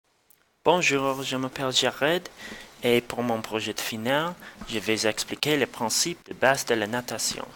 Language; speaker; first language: French; non-native, learner; English